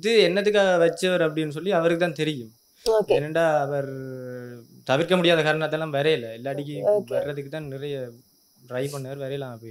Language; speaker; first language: Tamil; native; Tamil